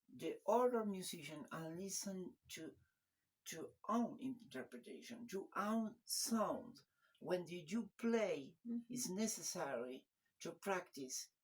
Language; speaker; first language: English; non-native, learner; Spanish